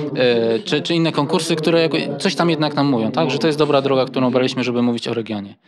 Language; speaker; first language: Polish; native; Polish